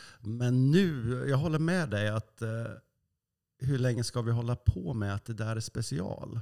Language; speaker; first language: Swedish; native; Swedish